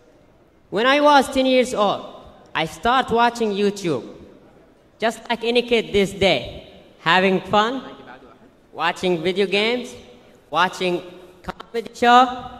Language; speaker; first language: English; non-native, fluent; Arabic